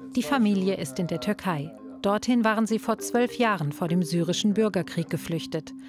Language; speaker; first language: German; native; German